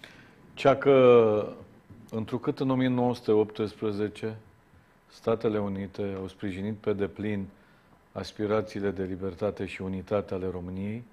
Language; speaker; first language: Romanian; native; Romanian